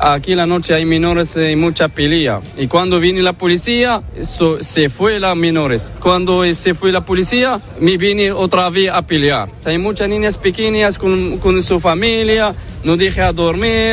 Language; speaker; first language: Spanish; non-native, learner; Arabic